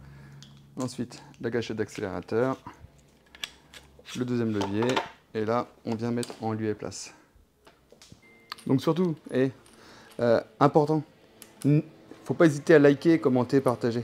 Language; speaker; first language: French; native; French